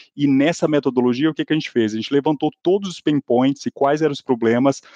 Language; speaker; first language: Portuguese; native; Portuguese